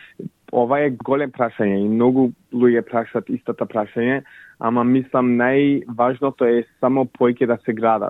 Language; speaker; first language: Macedonian; early bilingual, heritage; English